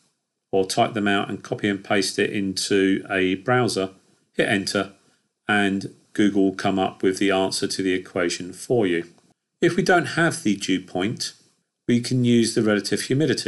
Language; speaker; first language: English; native; English